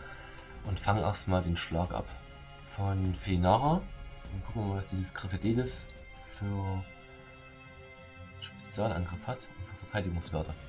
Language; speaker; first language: German; native; German